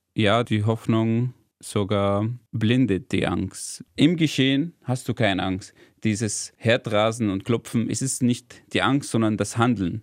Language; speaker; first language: German; non-native, fluent; Arabic